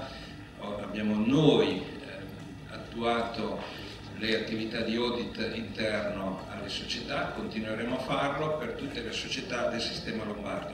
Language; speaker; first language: Italian; native; Italian